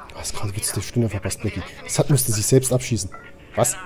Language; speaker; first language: German; native; German